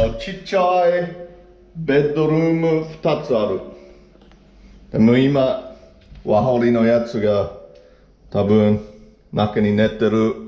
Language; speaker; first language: Japanese; non-native, learner; English